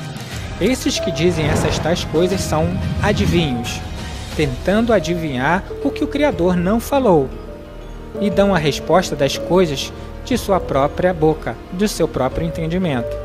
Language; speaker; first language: Portuguese; native; Portuguese